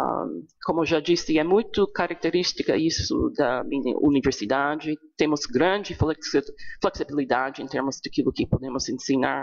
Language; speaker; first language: Portuguese; non-native, fluent; English